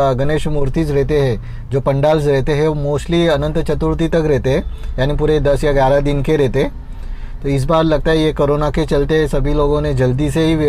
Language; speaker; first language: Hindi; non-native, local second language; Marathi